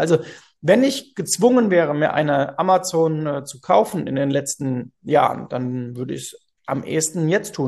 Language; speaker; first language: German; native; German